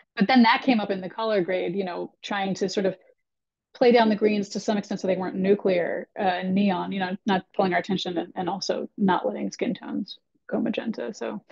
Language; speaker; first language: English; native; English